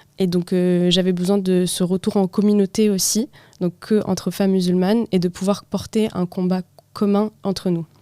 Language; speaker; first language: French; non-native, local second language; Arabic